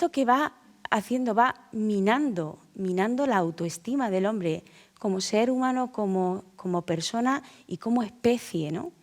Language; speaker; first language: Spanish; native; Spanish